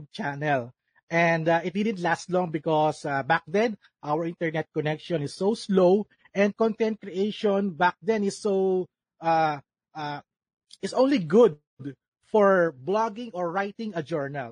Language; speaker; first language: English; non-native, local second language; Filipino